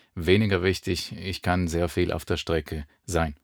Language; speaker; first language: German; non-native, fluent; Hebrew